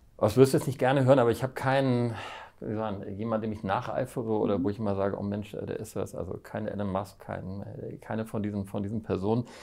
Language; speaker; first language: German; native; German